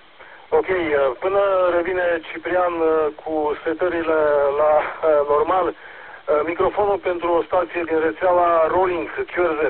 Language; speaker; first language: Romanian; native; Romanian